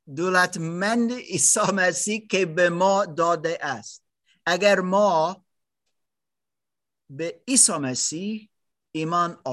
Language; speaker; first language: Persian; non-native, learner; German